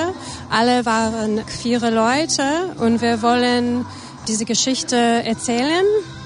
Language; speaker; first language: German; non-native, learner; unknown